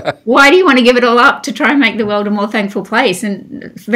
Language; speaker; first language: English; native; English